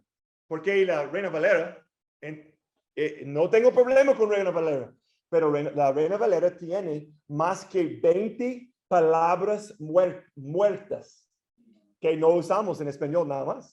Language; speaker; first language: Spanish; non-native, fluent; English